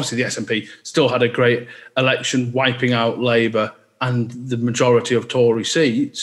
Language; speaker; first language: English; native; English